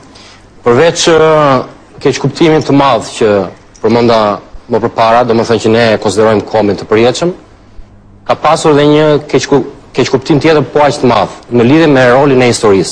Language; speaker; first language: Albanian; native; Albanian